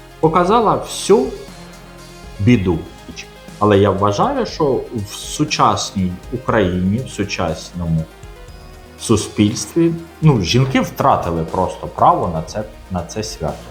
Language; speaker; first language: Ukrainian; non-native, local second language; Russian